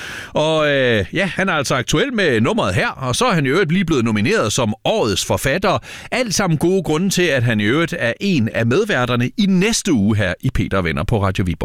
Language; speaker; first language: Danish; native; Danish